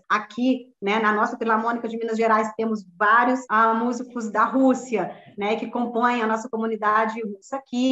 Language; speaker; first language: Portuguese; native; Portuguese